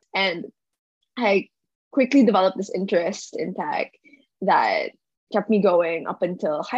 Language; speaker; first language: English; non-native, local second language; Filipino